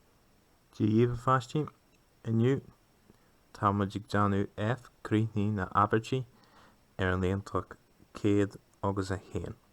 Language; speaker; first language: Irish; non-native, local second language; English